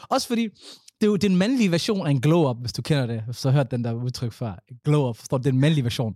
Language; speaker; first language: Danish; early bilingual, other home language; Somali